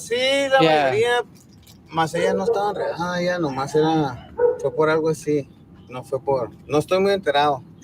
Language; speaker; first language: Spanish; native; Spanish